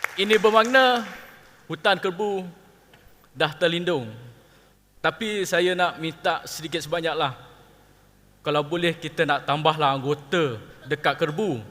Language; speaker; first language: Malay; non-native, local second language; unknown